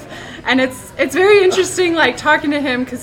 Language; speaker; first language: English; native; English